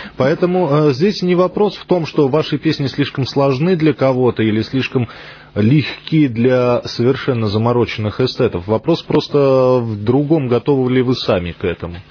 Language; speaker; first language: Russian; native; Russian